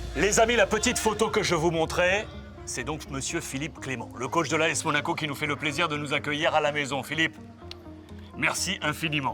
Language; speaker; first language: French; native; French